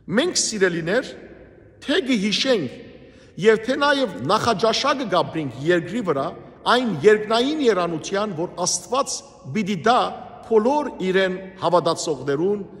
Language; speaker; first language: Armenian; native; Armenian